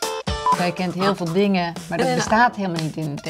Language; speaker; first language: Dutch; native; Dutch